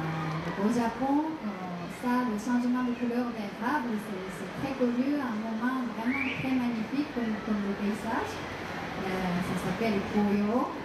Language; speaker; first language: French; non-native, fluent; Japanese